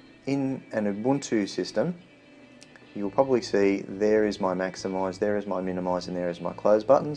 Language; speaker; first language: English; native; English